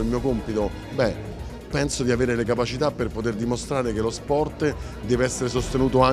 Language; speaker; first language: Italian; native; Italian